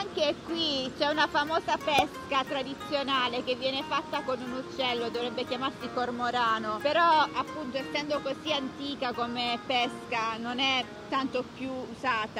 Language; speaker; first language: Italian; native; Italian